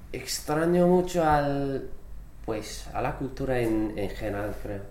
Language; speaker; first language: Spanish; non-native, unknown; English